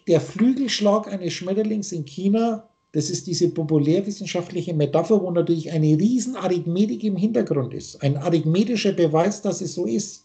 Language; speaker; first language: German; native; German